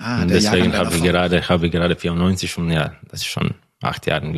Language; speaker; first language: German; non-native, learner; Croatian